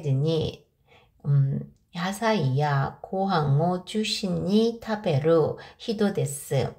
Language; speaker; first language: Japanese; non-native, fluent; Korean